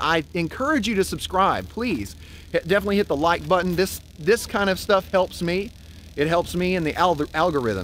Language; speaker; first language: English; native; English